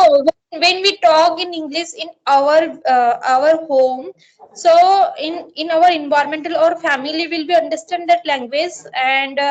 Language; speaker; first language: English; non-native, learner; Marathi